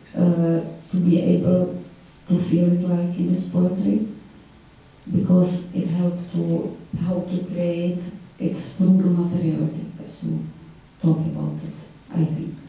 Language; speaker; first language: English; non-native, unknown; Czech